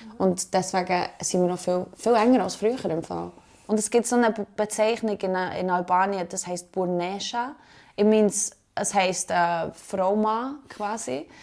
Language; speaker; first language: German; early bilingual, other home language; Albanian